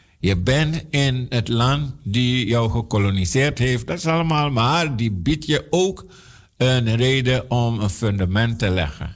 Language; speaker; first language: Dutch; non-native, local second language; Sranan Tongo